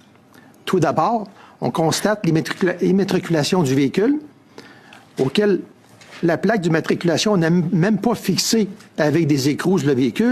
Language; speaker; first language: French; native; French